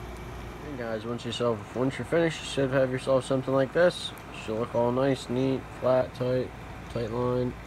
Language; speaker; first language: English; native; English